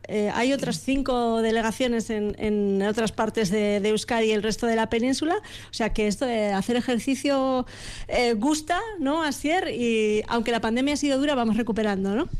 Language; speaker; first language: Spanish; native; Spanish